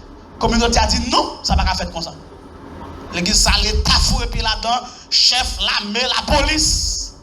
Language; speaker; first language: French; non-native, local second language; Haitian Creole